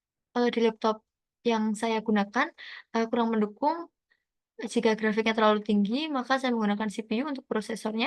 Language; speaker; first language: Indonesian; native; Indonesian